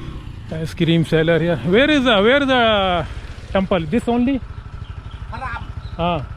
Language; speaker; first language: English; non-native, learner; Urdu